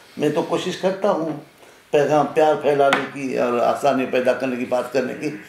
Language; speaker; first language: Urdu; non-native, local second language; Sindhi